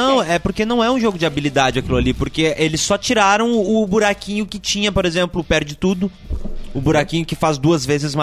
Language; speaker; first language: Portuguese; native; Portuguese